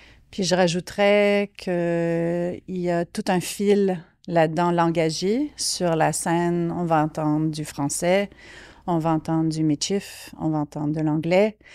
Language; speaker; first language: French; early bilingual, heritage; French